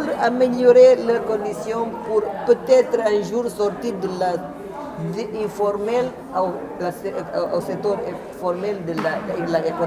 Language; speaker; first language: French; non-native, fluent; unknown